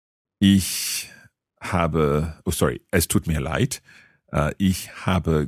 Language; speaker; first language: German; non-native, learner; English